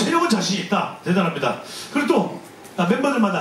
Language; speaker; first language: Korean; native; Korean